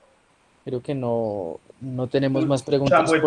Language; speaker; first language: Spanish; native; Spanish